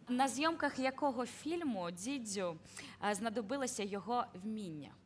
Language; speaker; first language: Ukrainian; native; Ukrainian